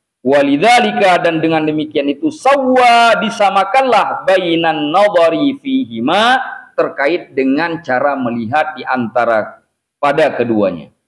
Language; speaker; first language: Indonesian; native; Indonesian